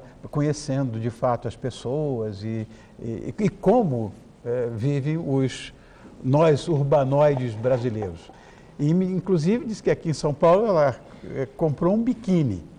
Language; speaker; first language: Portuguese; native; Portuguese